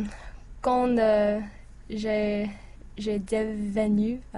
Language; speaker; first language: French; non-native, learner; English